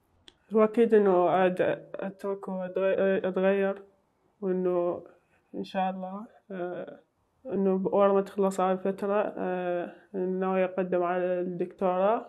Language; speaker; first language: Arabic; native; Arabic